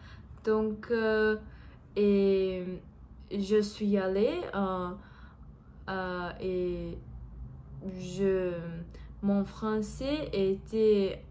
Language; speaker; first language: French; non-native, learner; Portuguese